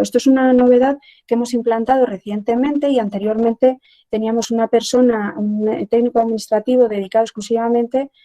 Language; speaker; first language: Spanish; native; Spanish